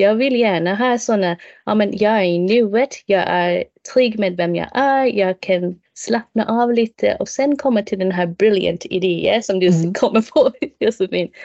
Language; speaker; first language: Swedish; non-native, fluent; English